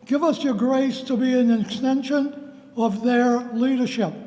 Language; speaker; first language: English; native; English